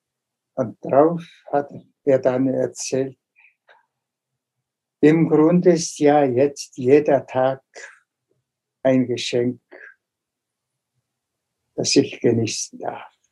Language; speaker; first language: German; non-native, fluent; Tuvinian